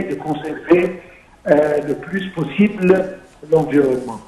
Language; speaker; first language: French; non-native, fluent; Arabic